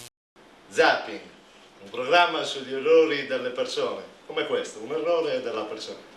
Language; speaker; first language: Italian; native; Italian